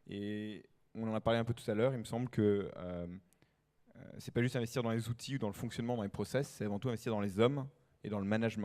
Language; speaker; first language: French; native; French